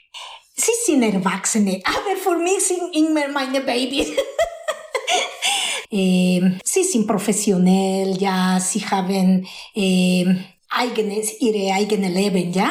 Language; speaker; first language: German; non-native, learner; Spanish